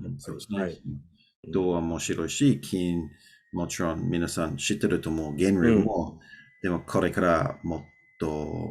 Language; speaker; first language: Japanese; non-native, learner; English